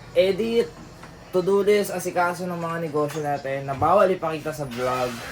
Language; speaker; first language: Filipino; non-native, local second language; Hiligaynon